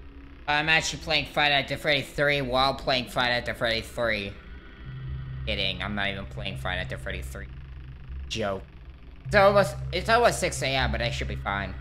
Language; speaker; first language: English; native; English